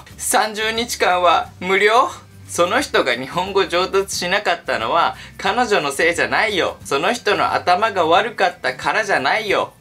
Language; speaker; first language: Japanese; native; Japanese